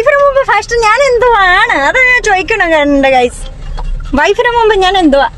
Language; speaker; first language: Malayalam; non-native, local second language; Hindi